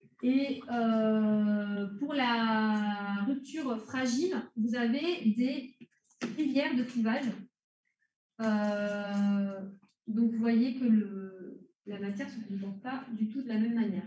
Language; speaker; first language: French; native; French